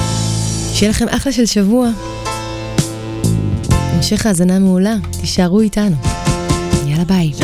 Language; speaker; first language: Hebrew; native; Hebrew